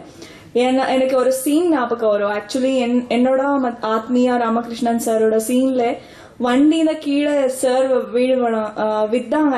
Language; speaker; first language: Tamil; non-native, local second language; Kannada